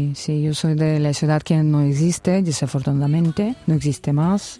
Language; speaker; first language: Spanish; non-native, fluent; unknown